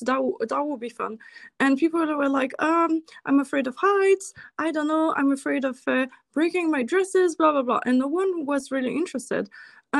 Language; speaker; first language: English; non-native, fluent; French